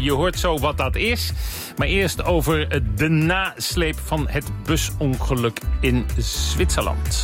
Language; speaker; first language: Dutch; native; Dutch